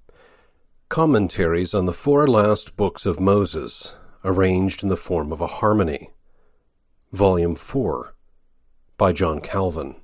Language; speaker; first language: English; native; English